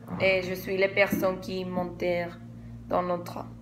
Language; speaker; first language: French; non-native, learner; Spanish